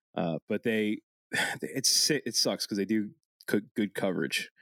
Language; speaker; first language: English; early bilingual, other home language; Italian